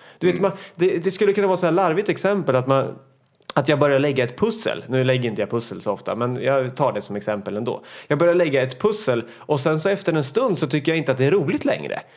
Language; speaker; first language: Swedish; native; Swedish